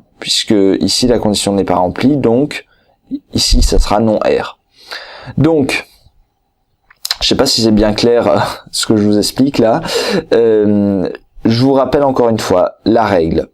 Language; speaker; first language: French; native; French